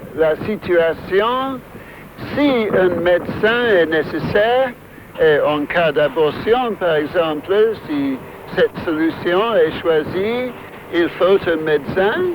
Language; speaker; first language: French; non-native, fluent; English